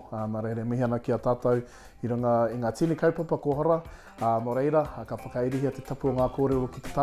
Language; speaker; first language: Māori; non-native, local second language; English